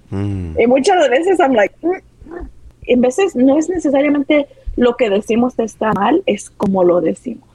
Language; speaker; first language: Spanish; early bilingual, heritage; Spanish